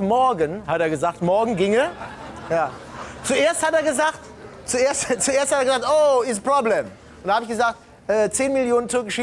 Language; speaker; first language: German; native; German